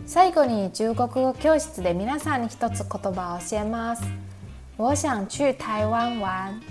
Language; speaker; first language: Japanese; non-native, fluent; Chinese